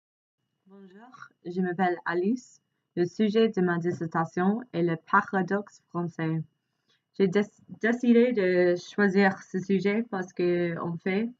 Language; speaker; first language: French; non-native, fluent; English